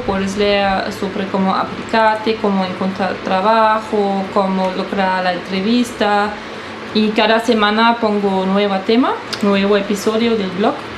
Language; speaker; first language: Spanish; non-native, fluent; German